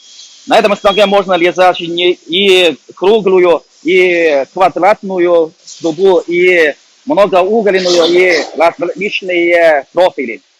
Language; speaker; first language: Russian; non-native, fluent; Chinese